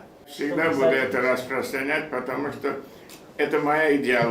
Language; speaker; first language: Russian; non-native, fluent; Korean